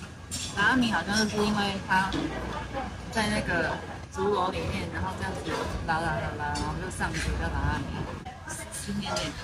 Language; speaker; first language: Chinese; native; Chinese